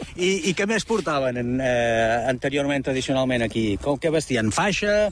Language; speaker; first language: Catalan; native; Catalan